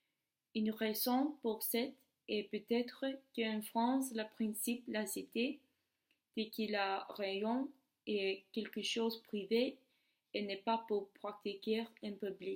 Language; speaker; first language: French; non-native, learner; Swedish